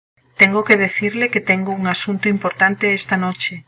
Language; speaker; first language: Spanish; non-native, learner; English